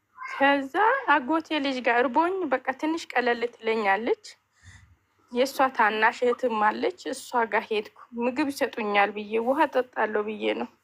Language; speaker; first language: Amharic; non-native, local second language; Hadiyya